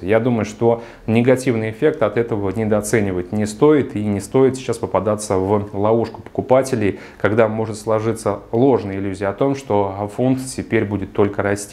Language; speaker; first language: Russian; native; Russian